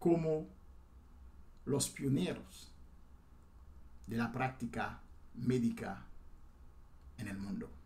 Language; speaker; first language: Spanish; non-native, fluent; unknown